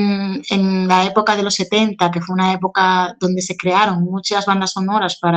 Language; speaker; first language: Spanish; native; Spanish